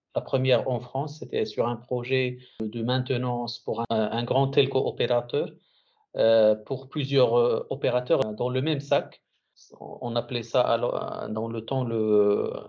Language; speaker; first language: French; non-native, local second language; Arabic